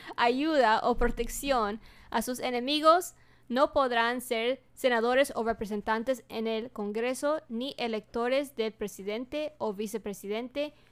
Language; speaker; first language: Spanish; early bilingual, heritage; Spanish